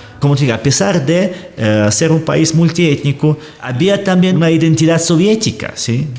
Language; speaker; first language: Spanish; non-native, fluent; Russian